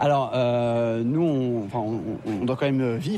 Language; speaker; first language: French; native; French